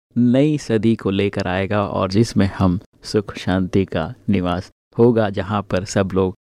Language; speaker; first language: Hindi; native; Hindi